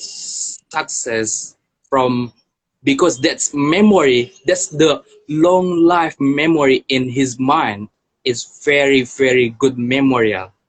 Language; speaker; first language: English; non-native, learner; Indonesian